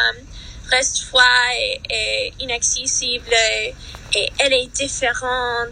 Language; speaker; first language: French; non-native, learner; English